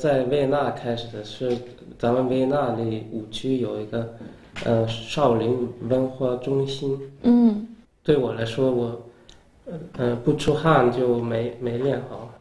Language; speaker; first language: Chinese; early bilingual, heritage; Chinese